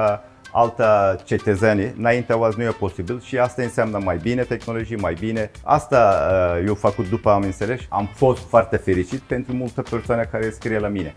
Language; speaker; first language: Romanian; non-native, learner; Turkish